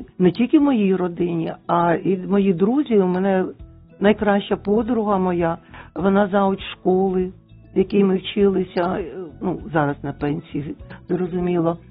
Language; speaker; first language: Ukrainian; non-native, local second language; Russian